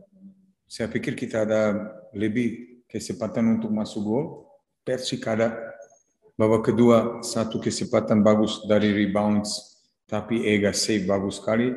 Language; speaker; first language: Indonesian; non-native, fluent; Serbian